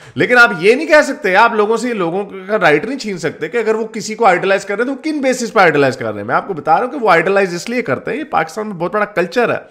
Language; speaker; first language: Urdu; native; Urdu